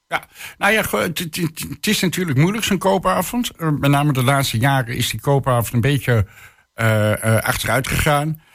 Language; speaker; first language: Dutch; native; Dutch